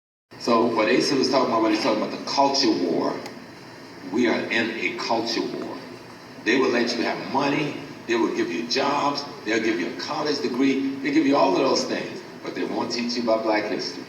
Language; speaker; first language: English; native; English